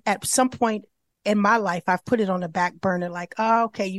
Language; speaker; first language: English; native; English